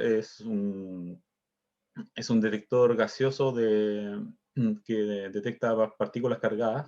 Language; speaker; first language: Spanish; native; Spanish